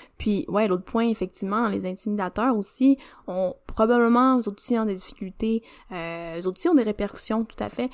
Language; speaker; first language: French; native; French